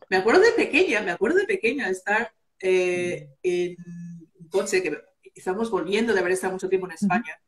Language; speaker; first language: Spanish; early bilingual, other home language; English